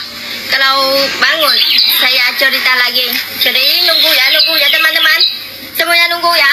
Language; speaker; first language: Indonesian; non-native, learner; Vietnamese